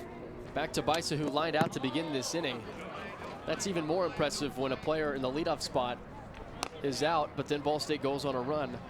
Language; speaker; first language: English; native; English